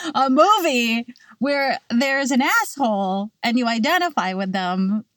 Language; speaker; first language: English; native; English